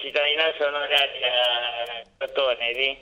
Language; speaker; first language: Italian; non-native, fluent; Spanish